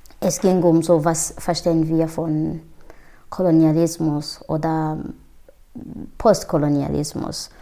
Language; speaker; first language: German; non-native, fluent; Kinyarwanda